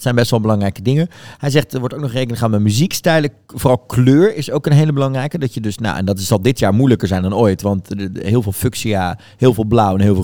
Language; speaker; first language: Dutch; native; Dutch